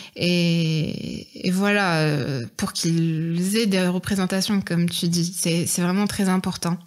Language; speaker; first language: French; non-native, local second language; Arabic